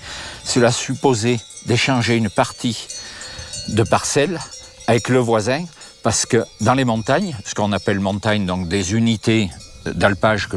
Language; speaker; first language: French; native; French